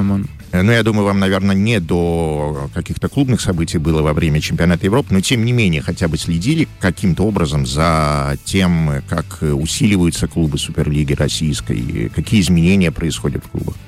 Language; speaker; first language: Russian; native; Russian